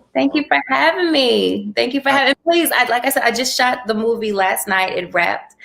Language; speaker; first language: English; native; English